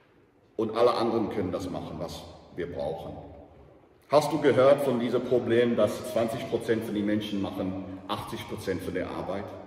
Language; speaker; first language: German; non-native, learner; English